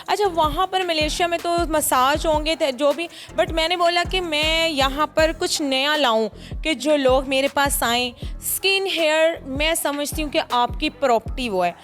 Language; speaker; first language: Urdu; non-native, local second language; Punjabi